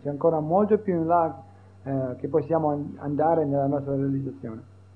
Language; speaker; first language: Italian; native; Italian